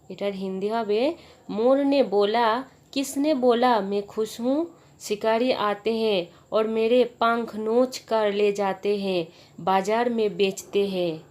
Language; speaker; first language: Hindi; non-native, local second language; Bangla